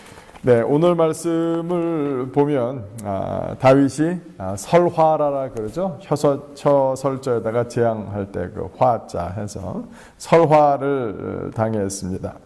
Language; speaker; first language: Korean; native; Korean